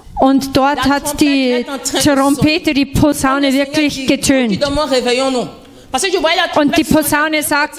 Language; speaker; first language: German; non-native, fluent; French